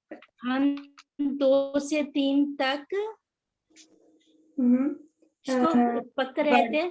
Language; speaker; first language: Hindi; native; Hindi